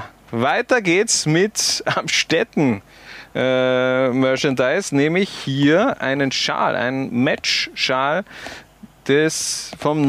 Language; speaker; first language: German; native; German